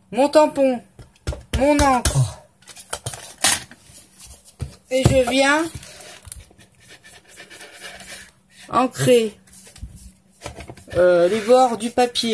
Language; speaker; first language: French; native; French